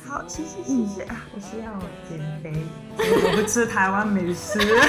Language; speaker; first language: Chinese; non-native, learner; Japanese